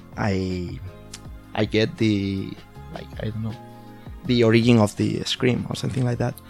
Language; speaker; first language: English; non-native, learner; Spanish